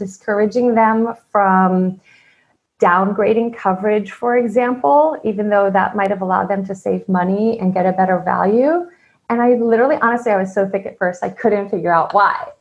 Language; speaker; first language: English; native; English